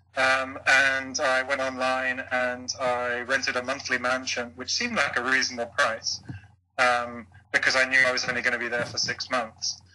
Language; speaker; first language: English; native; English